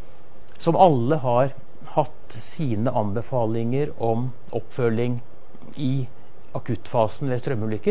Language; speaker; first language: Norwegian; native; Norwegian